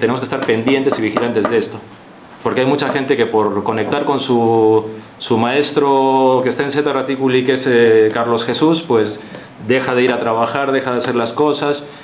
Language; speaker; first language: Spanish; native; Spanish